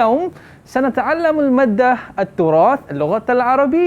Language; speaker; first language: Arabic; non-native, learner; Malay